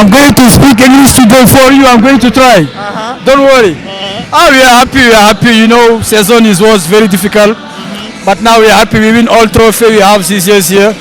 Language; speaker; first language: English; non-native, learner; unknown